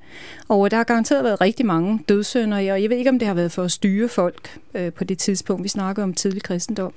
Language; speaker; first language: Danish; native; Danish